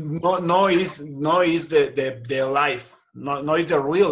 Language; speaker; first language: English; non-native, learner; Spanish